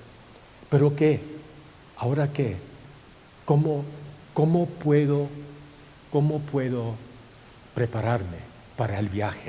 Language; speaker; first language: Spanish; non-native, fluent; Thai